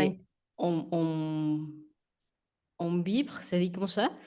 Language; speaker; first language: French; non-native, learner; Spanish